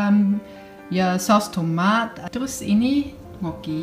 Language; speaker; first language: Indonesian; non-native, fluent; German